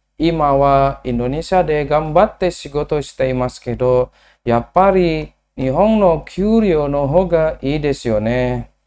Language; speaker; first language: Japanese; non-native, learner; Indonesian